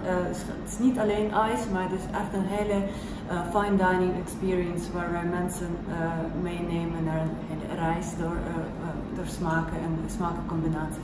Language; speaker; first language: Dutch; non-native, fluent; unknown